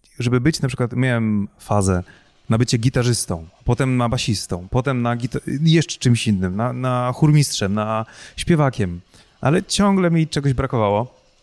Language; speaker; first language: Polish; native; Polish